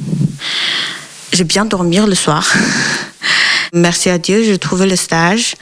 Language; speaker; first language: French; non-native, learner; Chinese